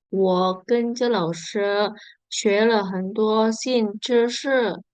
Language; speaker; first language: Chinese; non-native, fluent; Indonesian